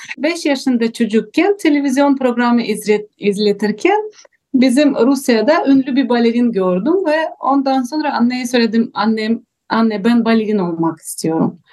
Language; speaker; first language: Turkish; non-native, learner; Russian